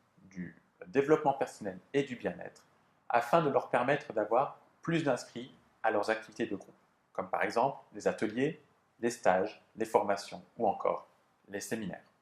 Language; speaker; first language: French; native; French